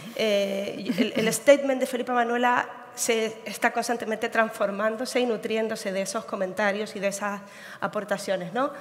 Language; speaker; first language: Spanish; native; Spanish